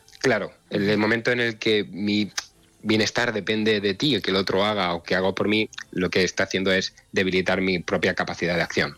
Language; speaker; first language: Spanish; native; Spanish